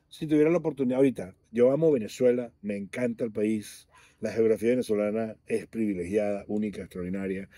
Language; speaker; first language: Spanish; native; Spanish